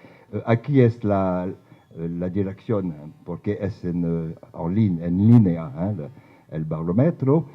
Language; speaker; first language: Spanish; non-native, fluent; French